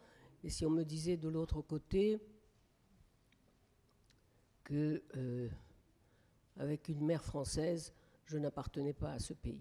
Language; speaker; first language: French; native; French